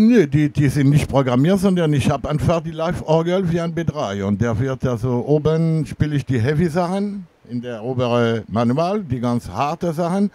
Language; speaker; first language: German; non-native, fluent; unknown